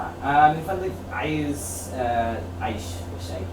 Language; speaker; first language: Arabic; non-native, learner; English